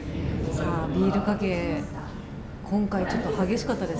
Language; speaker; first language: Japanese; native; Japanese